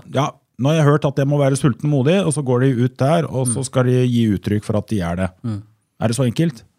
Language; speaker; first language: Norwegian; native; Norwegian